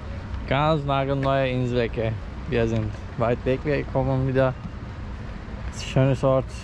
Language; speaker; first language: German; non-native, learner; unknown